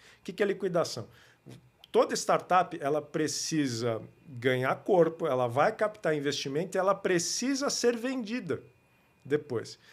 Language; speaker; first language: Portuguese; native; Portuguese